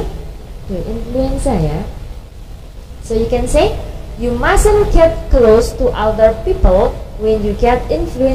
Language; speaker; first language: English; non-native, fluent; Indonesian